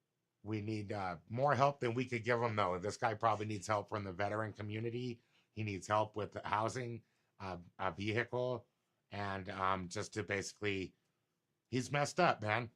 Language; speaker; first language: English; native; English